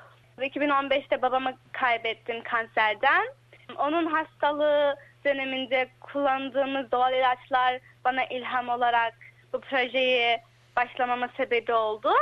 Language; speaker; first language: Turkish; early bilingual, heritage; Turkish